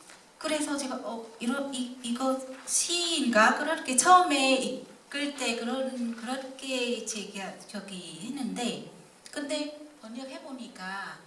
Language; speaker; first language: Korean; non-native, fluent; Vietnamese